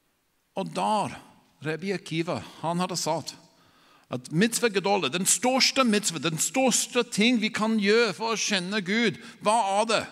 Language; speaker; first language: Norwegian; non-native, fluent; English